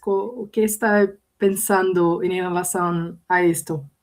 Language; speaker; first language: Spanish; non-native, learner; Portuguese